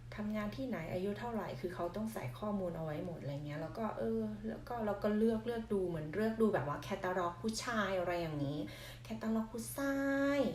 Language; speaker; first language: Thai; non-native, local second language; Northeastern Thai